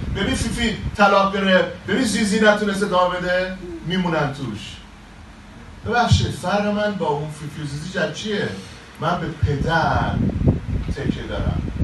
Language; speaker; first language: Persian; native; Persian